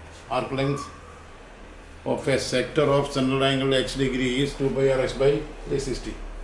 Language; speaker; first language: English; non-native, local second language; Malayalam